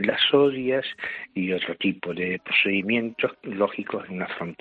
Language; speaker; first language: Spanish; native; Spanish